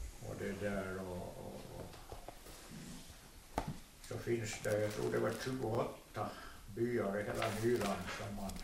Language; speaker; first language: Swedish; native; Swedish